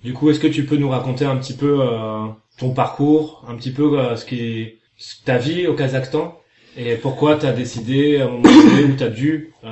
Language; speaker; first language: French; native; French